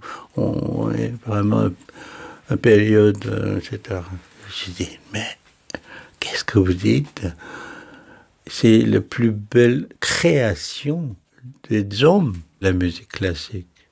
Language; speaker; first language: French; non-native, fluent; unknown